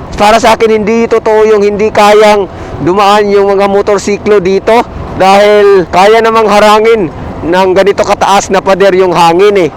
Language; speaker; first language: Filipino; non-native, local second language; Cebuano